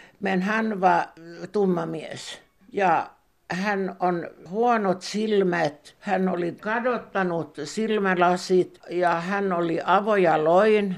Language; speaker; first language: Finnish; non-native, local second language; Swedish